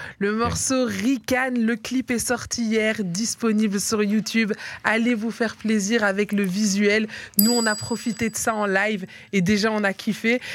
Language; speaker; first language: French; native; French